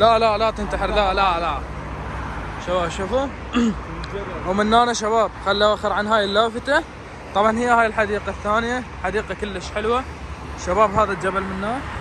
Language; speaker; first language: Arabic; native; Arabic